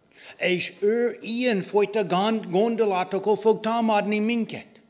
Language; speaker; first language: Hungarian; non-native, learner; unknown